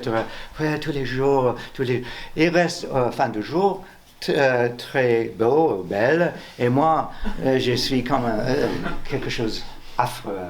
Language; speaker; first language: French; non-native, learner; English